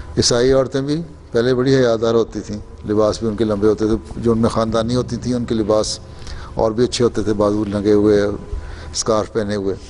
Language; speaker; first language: Urdu; native; Urdu